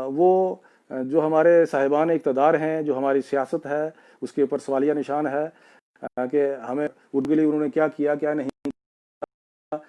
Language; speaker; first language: Urdu; non-native, local second language; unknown